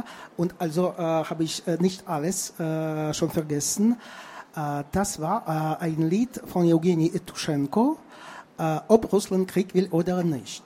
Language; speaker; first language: German; non-native, fluent; Russian